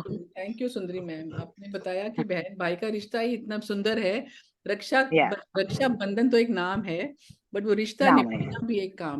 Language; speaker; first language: Hindi; native; Hindi